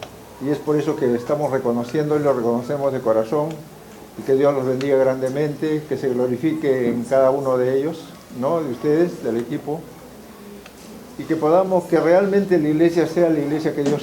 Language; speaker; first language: Spanish; native; Spanish